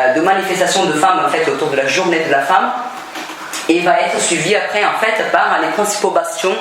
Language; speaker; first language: French; non-native, fluent; Portuguese